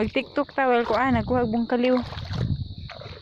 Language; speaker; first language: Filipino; non-native, local second language; Cebuano